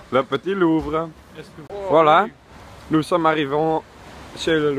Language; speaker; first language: French; non-native, learner; Dutch